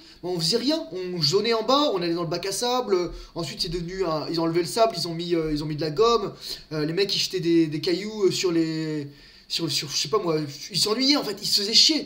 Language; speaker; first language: French; native; French